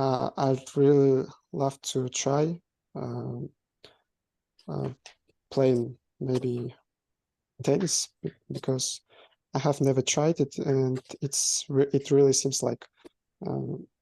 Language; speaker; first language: English; non-native, learner; Kazakh